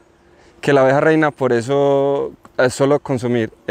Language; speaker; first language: Spanish; native; Spanish